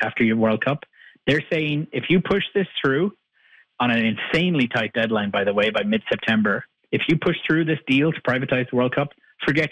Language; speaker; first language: English; native; English